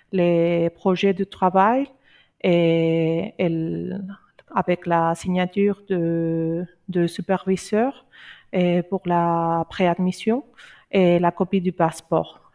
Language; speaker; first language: French; non-native, learner; Spanish